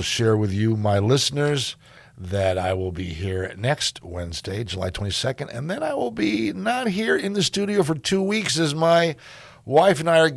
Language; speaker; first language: English; native; English